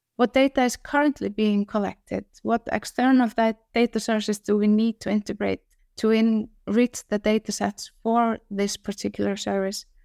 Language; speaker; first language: English; non-native, fluent; Icelandic